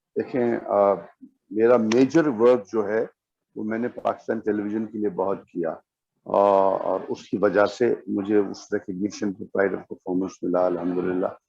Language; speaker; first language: Urdu; non-native, local second language; Punjabi